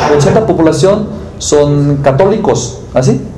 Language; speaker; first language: Spanish; non-native, learner; Korean